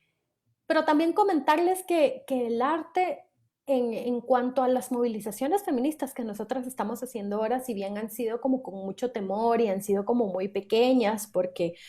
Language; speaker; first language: Spanish; native; Spanish